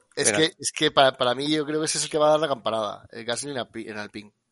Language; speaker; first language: Spanish; native; Spanish